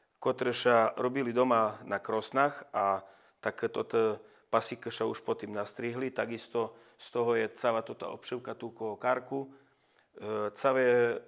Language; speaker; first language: Slovak; non-native, local second language; Rusyn